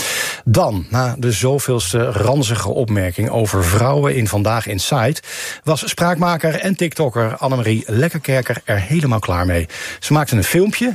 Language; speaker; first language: Dutch; native; Dutch